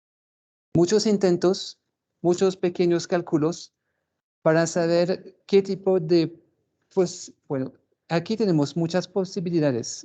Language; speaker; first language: Spanish; non-native, fluent; French